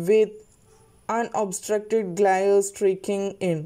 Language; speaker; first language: English; non-native, local second language; Malayalam